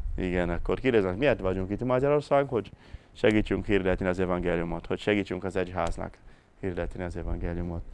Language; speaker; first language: Hungarian; non-native, fluent; Portuguese